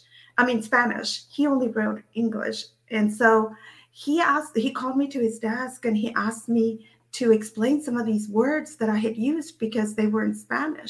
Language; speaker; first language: English; early bilingual, other home language; Spanish